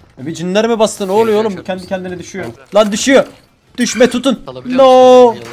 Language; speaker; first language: Turkish; native; Turkish